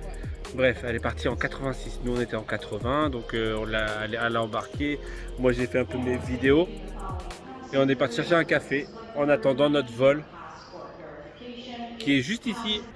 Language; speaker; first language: French; native; French